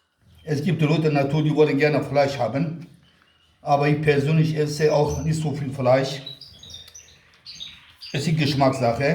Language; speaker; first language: German; non-native, local second language; Kurdish